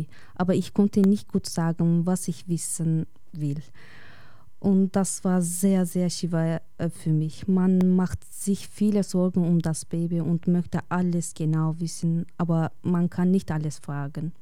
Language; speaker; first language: German; non-native, fluent; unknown